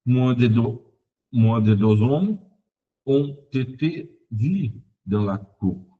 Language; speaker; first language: French; non-native, fluent; Portuguese